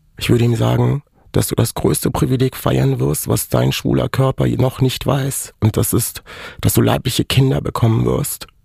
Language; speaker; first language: German; non-native, local second language; Romany